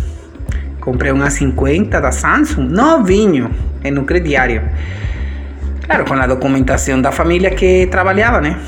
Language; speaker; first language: Portuguese; non-native, fluent; Spanish